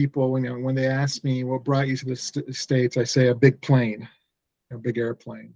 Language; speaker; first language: English; early bilingual, other home language; Persian